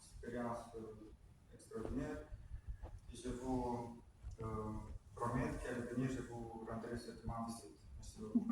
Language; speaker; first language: French; non-native, fluent; Romanian